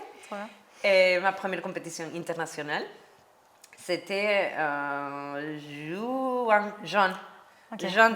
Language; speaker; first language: French; non-native, learner; Spanish